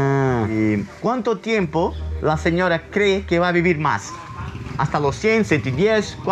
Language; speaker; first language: Spanish; non-native, learner; Portuguese